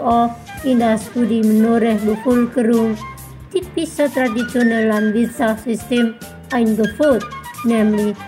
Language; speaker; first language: German; non-native, learner; Indonesian